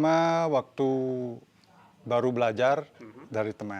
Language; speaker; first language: Indonesian; non-native, local second language; Balinese